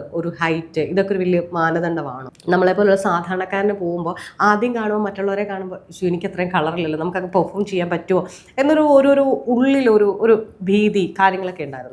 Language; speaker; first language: Malayalam; native; Malayalam